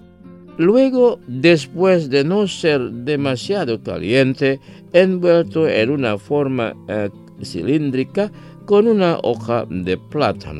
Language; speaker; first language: Spanish; non-native, fluent; Indonesian